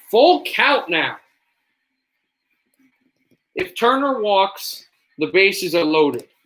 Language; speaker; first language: English; native; English